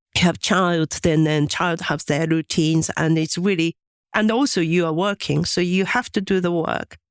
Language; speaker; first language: English; non-native, fluent; Japanese